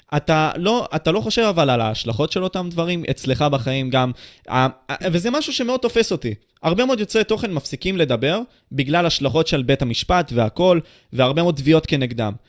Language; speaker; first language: Hebrew; native; Hebrew